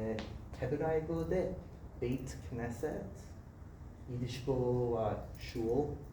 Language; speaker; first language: Japanese; non-native, learner; English